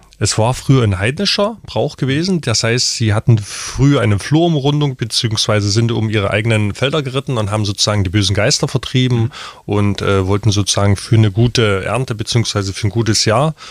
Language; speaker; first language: German; non-native, local second language; Upper Sorbian